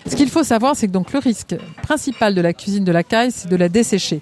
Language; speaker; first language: French; native; French